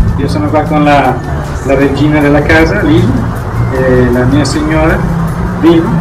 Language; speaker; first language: Italian; non-native, learner; Spanish